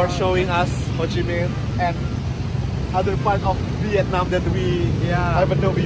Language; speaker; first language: English; non-native, fluent; Indonesian